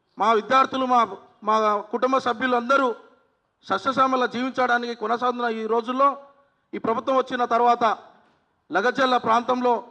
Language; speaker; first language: Telugu; non-native, local second language; Lambadi